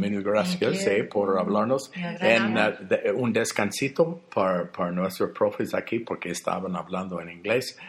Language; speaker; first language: Spanish; non-native, learner; English